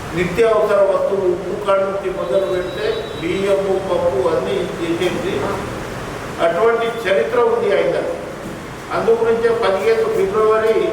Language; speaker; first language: Telugu; non-native, local second language; Lambadi